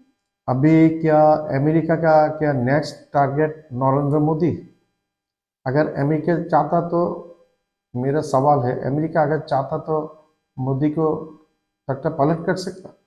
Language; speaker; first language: Hindi; non-native, learner; Bangla